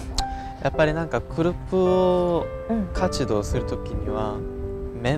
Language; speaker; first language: Japanese; non-native, learner; Korean